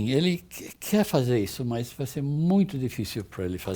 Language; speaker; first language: Portuguese; non-native, fluent; English